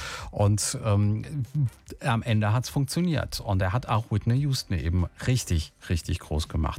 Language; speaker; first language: German; native; German